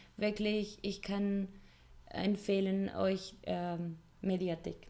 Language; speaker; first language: German; non-native, learner; Spanish